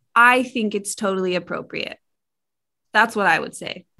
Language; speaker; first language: English; native; English